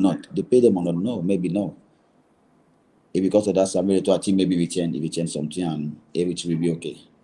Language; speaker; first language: English; non-native, learner; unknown